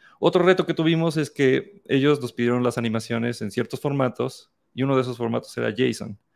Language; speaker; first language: Spanish; native; Spanish